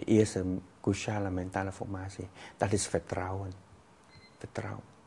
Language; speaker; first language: Dutch; non-native, fluent; Vietnamese